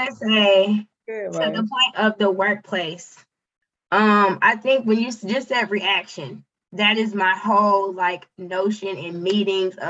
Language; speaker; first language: English; native; English